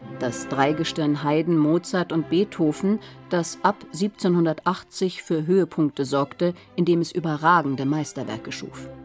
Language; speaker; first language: German; native; German